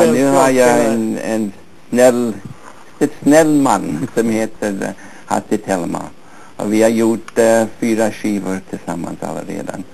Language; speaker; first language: Swedish; early bilingual, heritage; Swedish